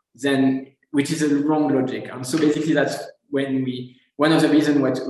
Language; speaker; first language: English; non-native, fluent; French